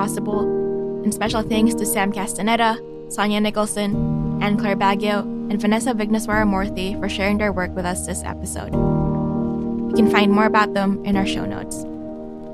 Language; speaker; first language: English; non-native, local second language; Filipino